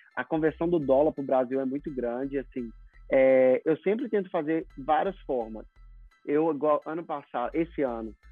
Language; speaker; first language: Portuguese; native; Portuguese